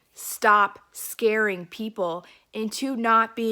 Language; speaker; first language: English; native; English